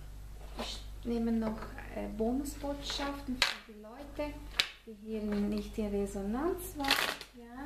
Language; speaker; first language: German; non-native, fluent; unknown